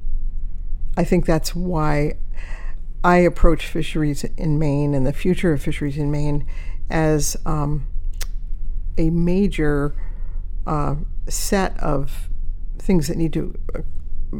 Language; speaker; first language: English; native; English